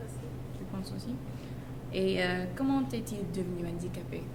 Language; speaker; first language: French; non-native, learner; English